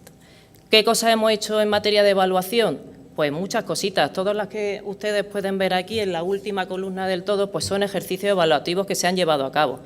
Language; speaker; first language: Spanish; native; Spanish